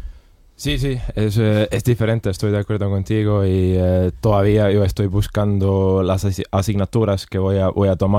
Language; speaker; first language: Spanish; non-native, fluent; Estonian